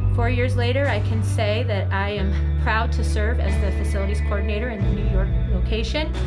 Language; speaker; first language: English; native; English